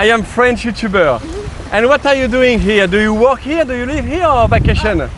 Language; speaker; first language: English; non-native, learner; French